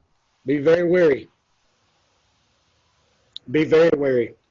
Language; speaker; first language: English; native; English